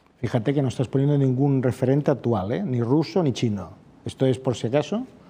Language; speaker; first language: Spanish; non-native, local second language; Catalan